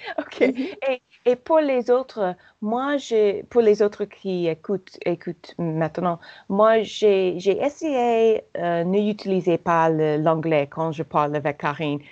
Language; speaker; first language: French; non-native, learner; English